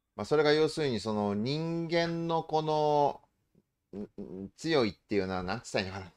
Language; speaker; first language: Japanese; native; Japanese